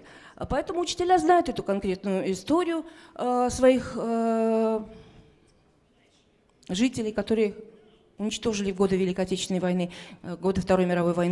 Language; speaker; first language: Russian; native; Russian